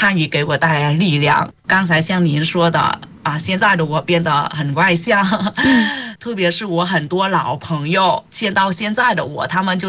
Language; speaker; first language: Chinese; non-native, fluent; Vietnamese